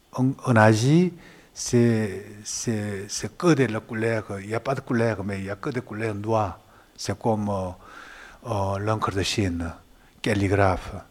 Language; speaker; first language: French; non-native, learner; Korean